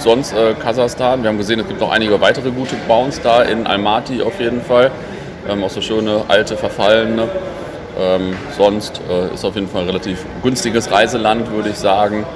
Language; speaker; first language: German; native; German